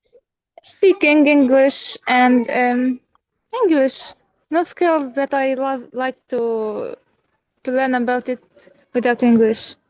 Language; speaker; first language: English; non-native, fluent; Arabic